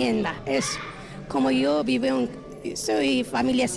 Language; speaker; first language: Spanish; non-native, learner; Arabic